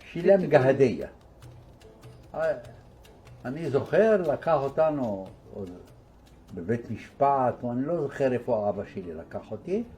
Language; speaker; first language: Hebrew; non-native, fluent; Arabic